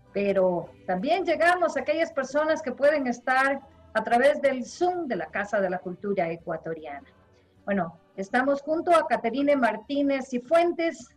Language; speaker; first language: Spanish; native; Spanish